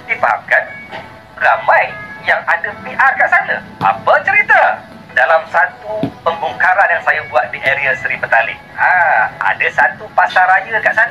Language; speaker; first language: Malay; native; Malay